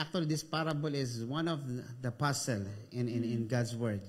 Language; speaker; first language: English; non-native, local second language; Filipino